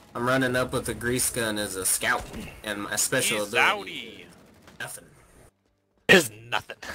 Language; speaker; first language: English; native; English